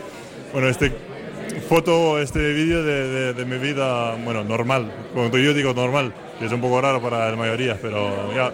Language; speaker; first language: Spanish; non-native, fluent; Icelandic